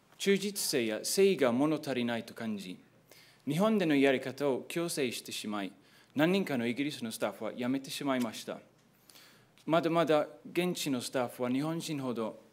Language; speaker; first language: Japanese; non-native, fluent; English